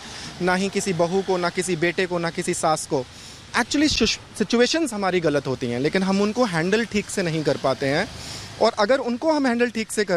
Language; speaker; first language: Hindi; native; Hindi